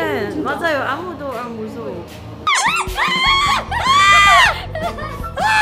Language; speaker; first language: Korean; non-native, learner; Cantonese